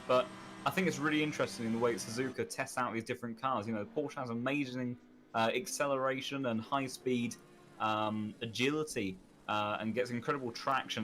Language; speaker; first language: English; native; English